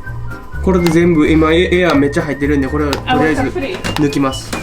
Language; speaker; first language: Japanese; native; Japanese